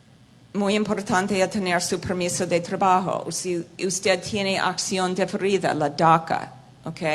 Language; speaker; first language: Spanish; non-native, fluent; English